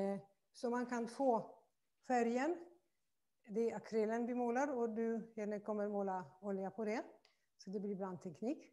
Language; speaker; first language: Swedish; non-native, fluent; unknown